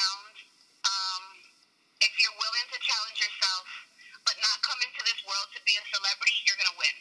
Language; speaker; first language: English; native; English